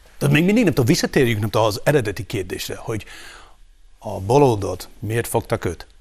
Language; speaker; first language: Hungarian; non-native, fluent; English